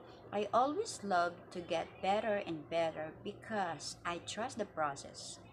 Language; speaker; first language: English; non-native, learner; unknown